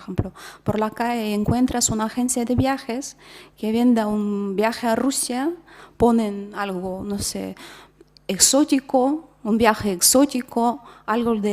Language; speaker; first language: Spanish; non-native, fluent; Russian